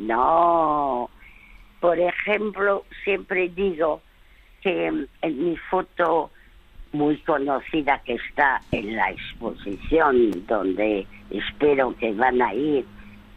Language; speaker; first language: Spanish; early bilingual, other home language; French